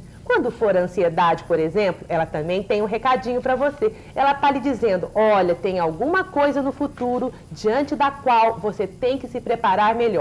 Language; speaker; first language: Portuguese; native; Portuguese